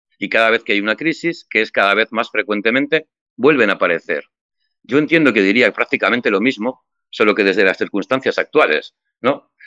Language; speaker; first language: Spanish; native; Spanish